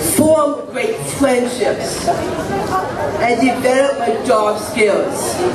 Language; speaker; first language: English; native; English